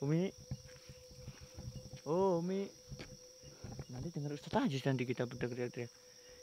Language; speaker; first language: Indonesian; native; Indonesian